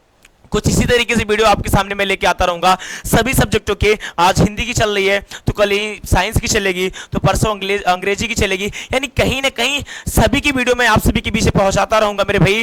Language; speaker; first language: Hindi; native; Hindi